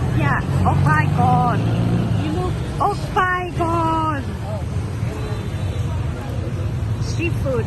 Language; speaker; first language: Thai; native; Thai